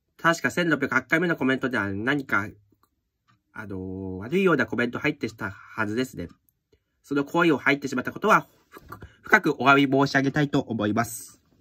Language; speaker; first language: Japanese; native; Japanese